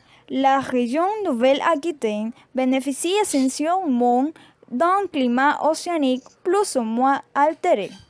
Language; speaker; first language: French; non-native, learner; Spanish